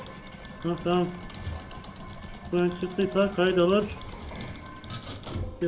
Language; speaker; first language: Turkish; native; Turkish